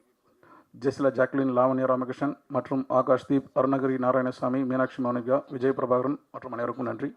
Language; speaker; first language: Tamil; native; Tamil